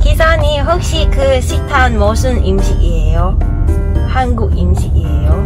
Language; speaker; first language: Korean; non-native, learner; Cantonese